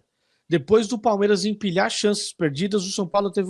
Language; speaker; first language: Portuguese; native; Portuguese